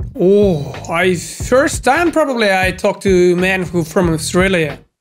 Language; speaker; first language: English; non-native, learner; Russian